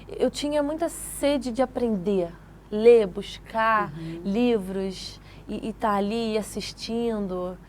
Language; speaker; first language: Portuguese; native; Portuguese